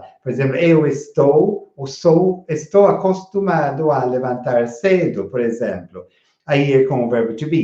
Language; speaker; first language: Portuguese; non-native, fluent; English